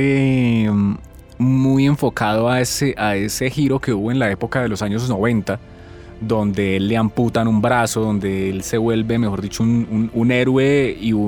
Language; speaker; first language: Spanish; native; Spanish